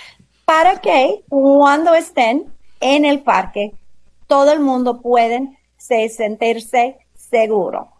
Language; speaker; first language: Spanish; non-native, fluent; English